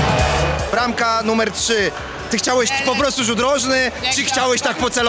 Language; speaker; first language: Polish; native; Polish